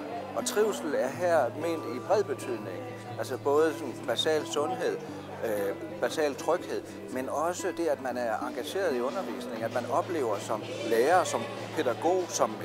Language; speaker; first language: Danish; native; Danish